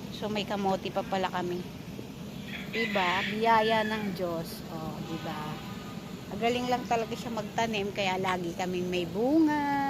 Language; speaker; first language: Filipino; native; Filipino